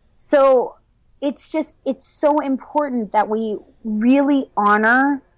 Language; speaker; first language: English; native; English